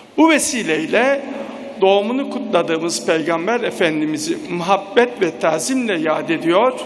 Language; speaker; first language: Turkish; native; Turkish